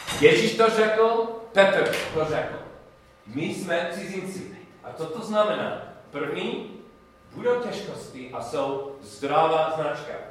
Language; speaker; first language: Czech; non-native, learner; English